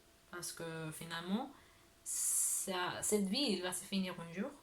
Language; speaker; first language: French; non-native, learner; Spanish